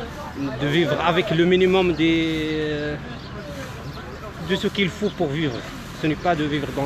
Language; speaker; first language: French; non-native, local second language; Arabic